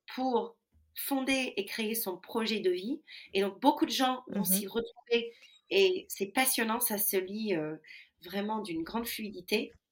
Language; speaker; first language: French; non-native, fluent; English